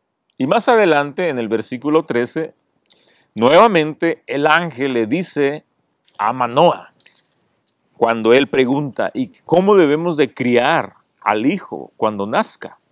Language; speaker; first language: Spanish; native; Spanish